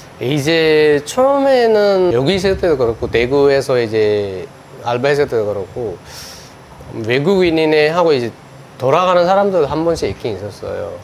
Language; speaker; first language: Korean; non-native, fluent; Sinhala